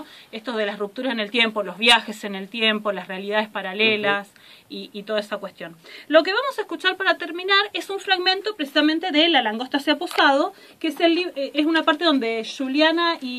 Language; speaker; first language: Spanish; native; Spanish